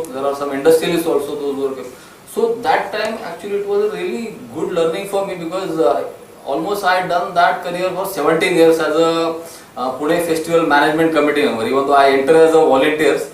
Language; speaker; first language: English; non-native, local second language; Marathi